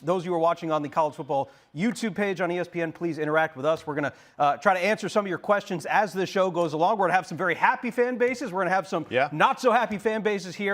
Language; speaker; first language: English; native; English